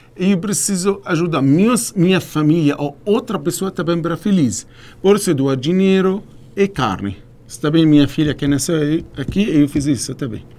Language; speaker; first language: Portuguese; non-native, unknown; Arabic